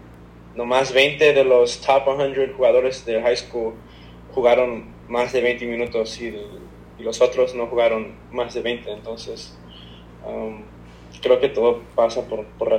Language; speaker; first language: Spanish; early bilingual, heritage; Spanish